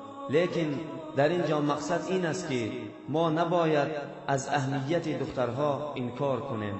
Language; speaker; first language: Persian; non-native, local second language; Tajik